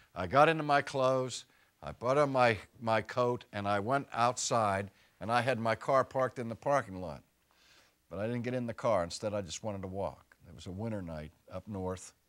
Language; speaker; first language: English; native; English